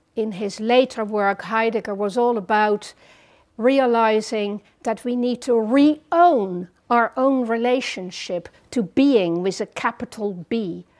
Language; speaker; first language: English; non-native, fluent; Dutch